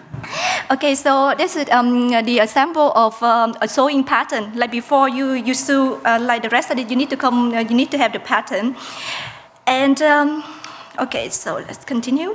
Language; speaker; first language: English; non-native, fluent; Vietnamese